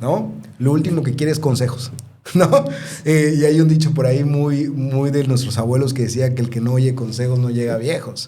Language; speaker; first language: Spanish; native; Spanish